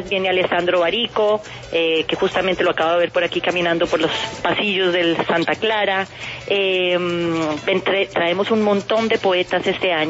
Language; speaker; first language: Spanish; native; Spanish